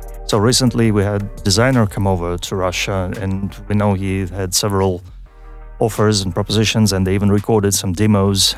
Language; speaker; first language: English; non-native, fluent; Russian